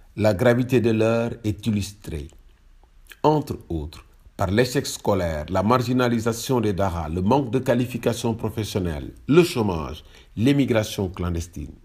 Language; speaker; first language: French; non-native, local second language; Wolof